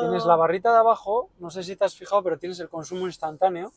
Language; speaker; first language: Spanish; native; Spanish